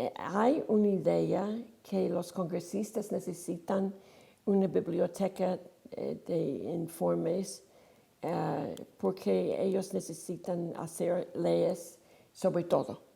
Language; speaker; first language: Spanish; non-native, fluent; English